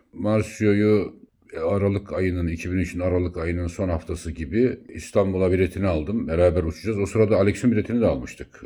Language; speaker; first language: Turkish; native; Turkish